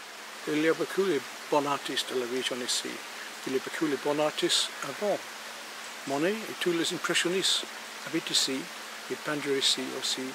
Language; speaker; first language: French; non-native, learner; English